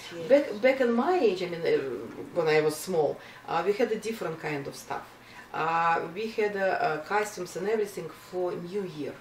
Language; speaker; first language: English; non-native, fluent; Russian